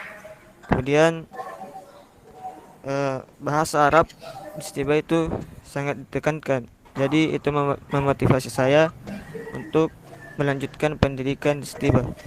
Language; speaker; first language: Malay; non-native, local second language; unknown